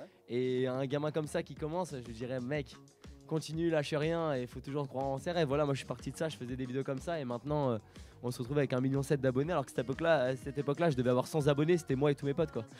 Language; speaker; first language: French; native; French